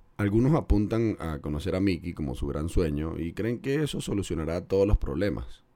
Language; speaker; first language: Spanish; native; Spanish